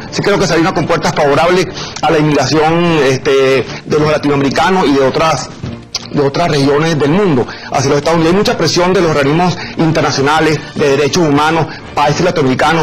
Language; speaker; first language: Spanish; native; Spanish